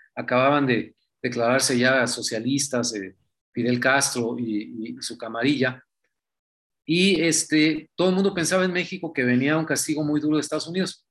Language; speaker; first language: Spanish; native; Spanish